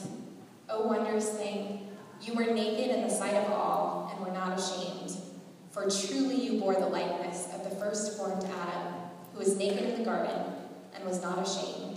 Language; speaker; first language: English; native; English